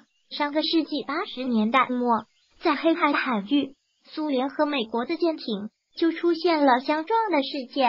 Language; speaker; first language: Chinese; native; Chinese